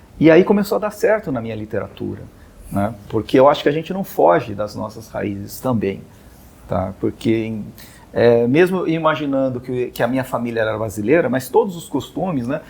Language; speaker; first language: Portuguese; native; Portuguese